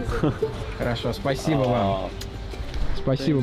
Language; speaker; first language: Russian; non-native, fluent; English